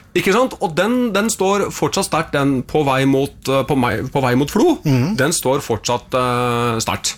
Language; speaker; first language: Norwegian; native; Norwegian